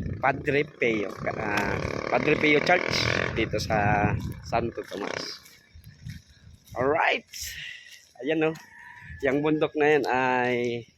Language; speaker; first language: Filipino; native; Filipino